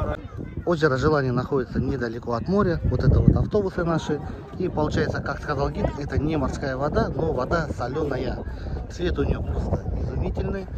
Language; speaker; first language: Russian; native; Russian